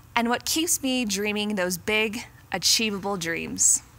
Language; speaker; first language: English; native; English